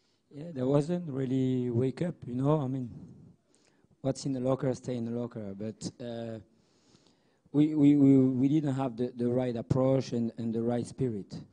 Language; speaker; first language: English; non-native, fluent; French